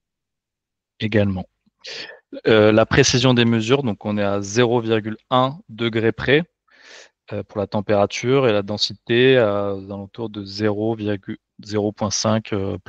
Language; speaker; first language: French; native; French